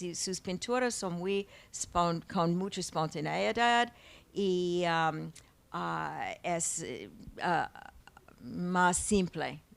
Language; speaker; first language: Spanish; non-native, learner; English